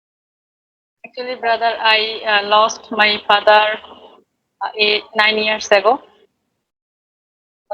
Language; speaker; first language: English; non-native, learner; Bangla